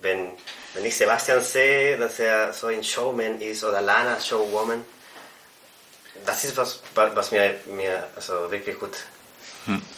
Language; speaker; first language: German; non-native, fluent; Spanish